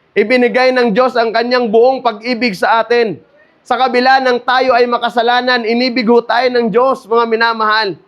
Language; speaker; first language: Filipino; non-native, local second language; Cebuano